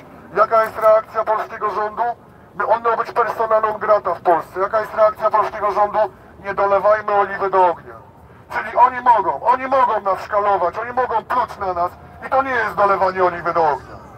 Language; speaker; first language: Polish; native; Polish